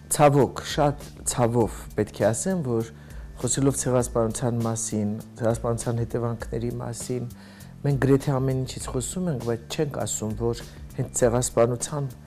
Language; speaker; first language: Armenian; native; Armenian